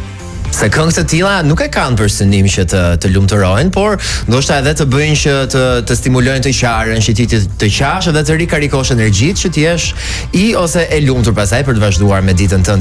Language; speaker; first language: Albanian; native; Albanian